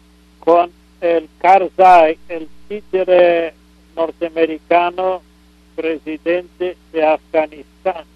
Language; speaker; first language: Spanish; non-native, fluent; English